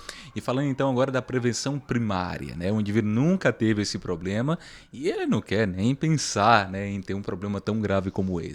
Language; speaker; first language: Portuguese; native; Portuguese